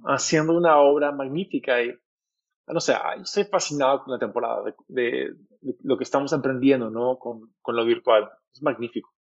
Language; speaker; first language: Spanish; native; Spanish